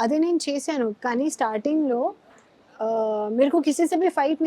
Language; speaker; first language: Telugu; non-native, local second language; Hindi